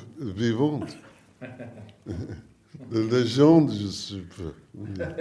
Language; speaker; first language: French; non-native, learner; English